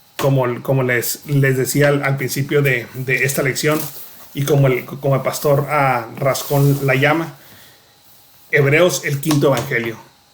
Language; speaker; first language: Spanish; native; Spanish